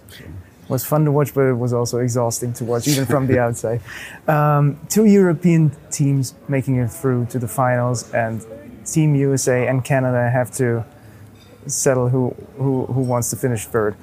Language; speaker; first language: English; non-native, fluent; German